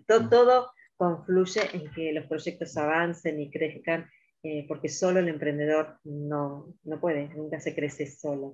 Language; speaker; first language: Spanish; native; Spanish